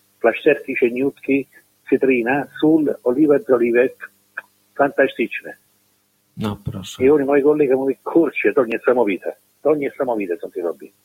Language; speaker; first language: Polish; non-native, learner; Italian